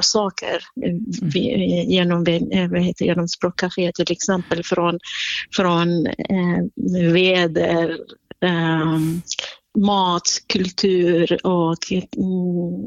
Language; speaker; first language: Swedish; non-native, fluent; Kurdish